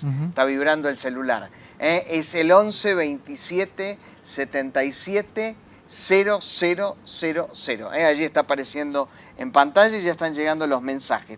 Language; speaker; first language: Spanish; native; Spanish